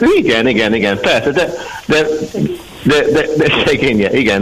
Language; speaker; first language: Hungarian; non-native, learner; English